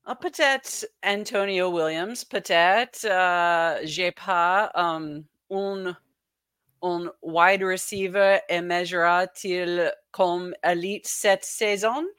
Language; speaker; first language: French; non-native, learner; English